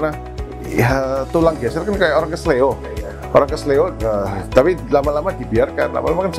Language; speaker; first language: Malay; non-native, local second language; Javanese